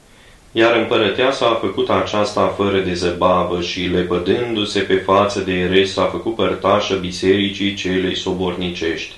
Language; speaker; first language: Romanian; native; Romanian